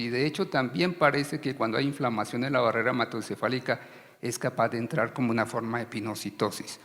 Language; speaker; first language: Spanish; native; Spanish